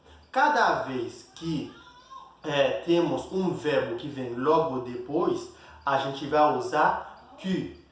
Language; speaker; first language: Portuguese; non-native, fluent; Haitian Creole